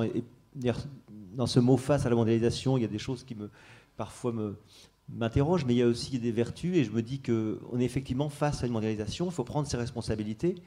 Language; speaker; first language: French; native; French